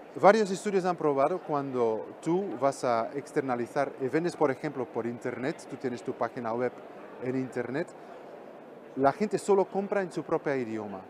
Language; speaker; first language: Spanish; non-native, fluent; Dutch